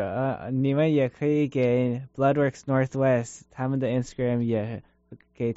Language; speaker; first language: Chinese; early bilingual, heritage; Chinese